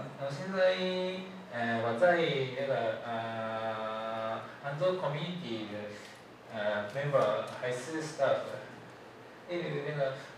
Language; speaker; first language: Chinese; non-native, learner; Japanese